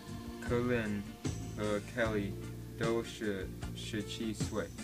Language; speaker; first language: Chinese; non-native, learner; English